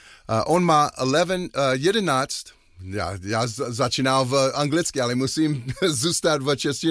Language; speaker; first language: Czech; non-native, fluent; English